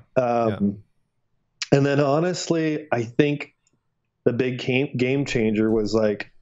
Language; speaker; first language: English; native; English